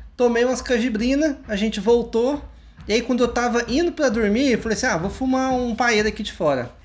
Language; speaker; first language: Portuguese; native; Portuguese